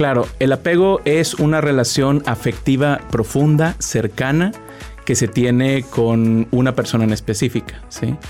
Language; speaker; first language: Spanish; native; Spanish